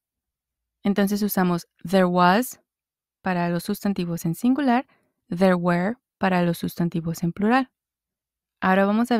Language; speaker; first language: Spanish; native; Spanish